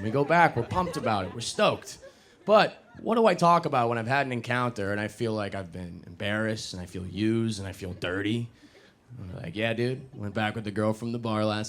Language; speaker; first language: English; native; English